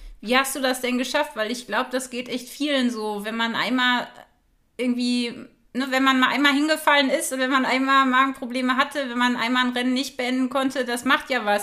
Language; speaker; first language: German; native; German